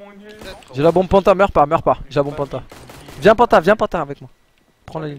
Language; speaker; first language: French; native; French